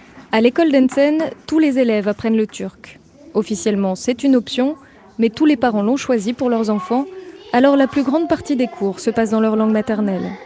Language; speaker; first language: French; native; French